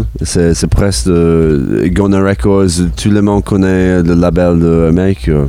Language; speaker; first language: French; non-native, learner; English